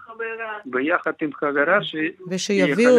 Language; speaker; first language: Hebrew; non-native, learner; Russian